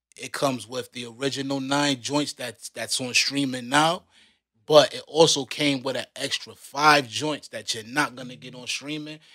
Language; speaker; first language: English; native; English